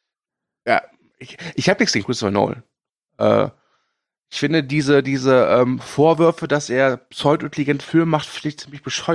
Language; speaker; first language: German; native; German